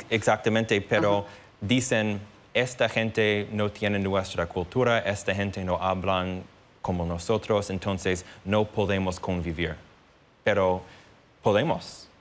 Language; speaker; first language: Spanish; non-native, fluent; English